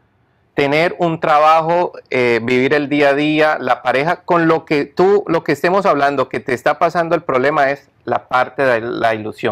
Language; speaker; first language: Spanish; native; Spanish